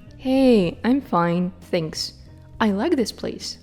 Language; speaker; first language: English; non-native, fluent; Ukrainian